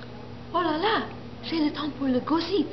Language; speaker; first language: French; non-native, learner; English